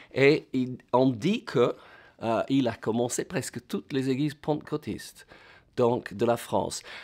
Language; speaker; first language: French; non-native, fluent; English